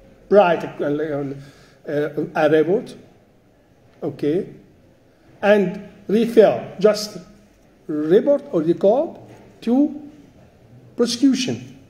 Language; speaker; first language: English; non-native, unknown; Arabic